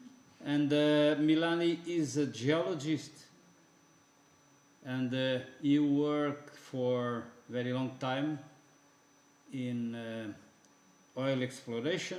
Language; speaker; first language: English; non-native, fluent; Portuguese